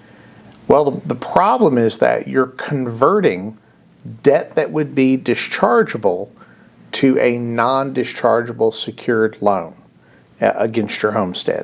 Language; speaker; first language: English; native; English